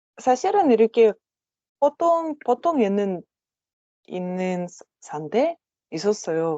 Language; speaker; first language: Korean; non-native, learner; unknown